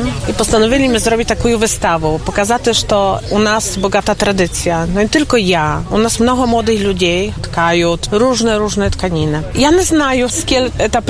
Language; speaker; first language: Polish; non-native, local second language; Ukrainian